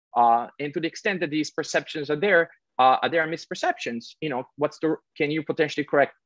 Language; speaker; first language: English; non-native, fluent; Portuguese